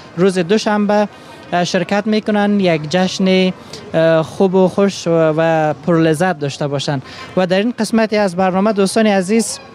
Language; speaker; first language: Persian; native; Persian